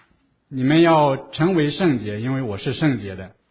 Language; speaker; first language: Chinese; native; Chinese